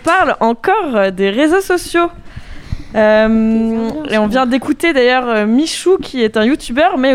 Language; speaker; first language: French; native; French